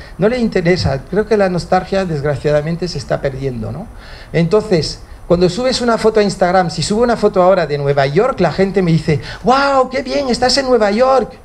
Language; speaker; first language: Spanish; early bilingual, heritage; Spanish